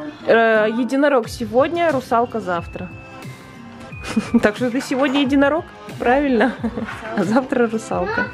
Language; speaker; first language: Russian; native; Russian